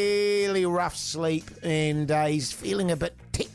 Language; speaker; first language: English; native; English